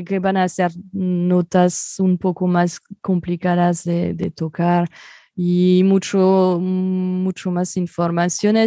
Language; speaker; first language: Spanish; non-native, fluent; French